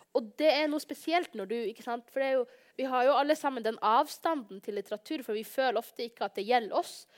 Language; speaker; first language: Norwegian; early bilingual, other home language; Somali